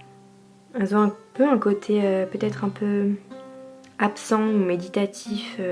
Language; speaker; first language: French; native; French